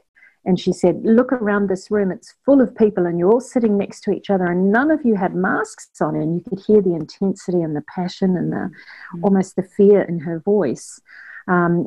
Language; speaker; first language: English; native; English